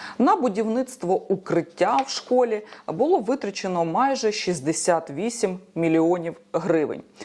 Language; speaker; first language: Ukrainian; native; Ukrainian